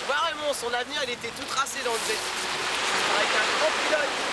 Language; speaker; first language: French; native; French